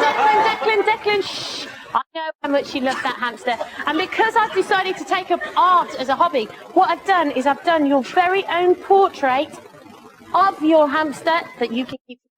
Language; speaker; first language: English; native; English